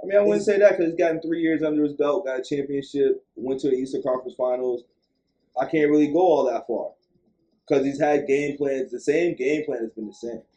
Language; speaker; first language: English; native; English